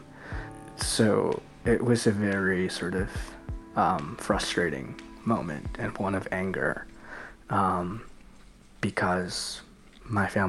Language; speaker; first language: English; native; English